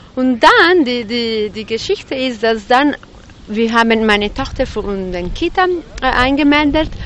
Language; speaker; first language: German; non-native, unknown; Italian